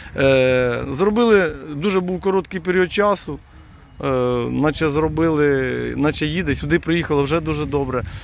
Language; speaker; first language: Ukrainian; non-native, local second language; Russian